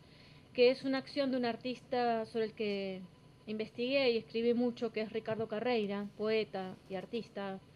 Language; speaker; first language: Spanish; native; Spanish